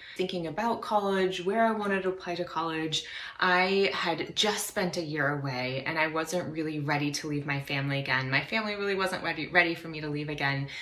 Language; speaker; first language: English; native; English